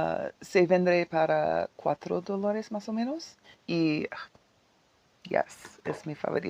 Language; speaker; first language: Spanish; non-native, learner; English